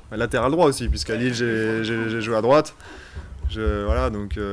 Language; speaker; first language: French; native; French